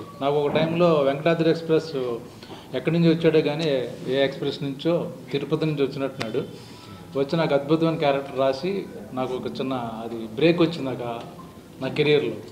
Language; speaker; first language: Telugu; native; Telugu